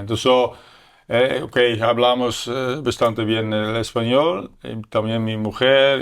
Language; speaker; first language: Spanish; non-native, learner; Dutch